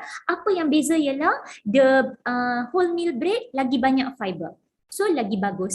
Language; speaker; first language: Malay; non-native, local second language; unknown